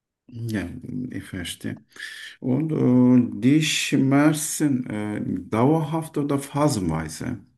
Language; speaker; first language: German; non-native, learner; Turkish